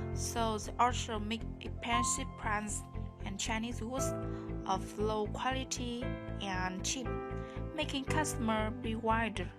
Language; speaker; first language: English; non-native, learner; Vietnamese